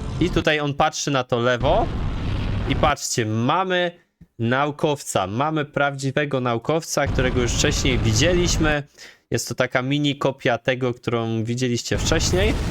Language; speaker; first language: Polish; native; Polish